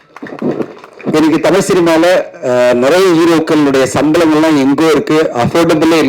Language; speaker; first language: Tamil; native; Tamil